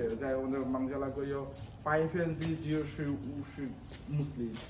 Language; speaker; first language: Chinese; non-native, learner; Bangla